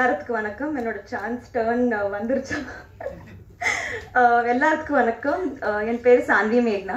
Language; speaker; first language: Tamil; non-native, learner; Telugu